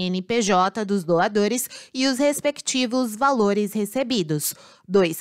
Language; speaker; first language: Portuguese; native; Portuguese